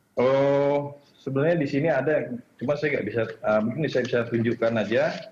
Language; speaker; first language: Indonesian; native; Indonesian